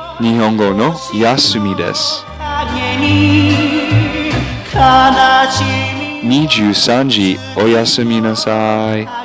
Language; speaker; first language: Japanese; non-native, learner; English